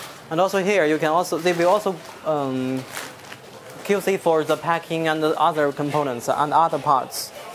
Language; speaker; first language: English; non-native, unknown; Chinese